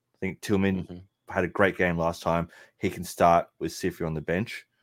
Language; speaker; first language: English; native; English